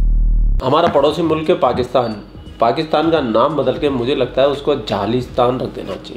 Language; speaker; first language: Hindi; native; Hindi